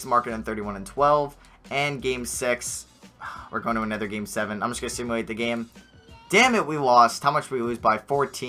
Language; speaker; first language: English; native; English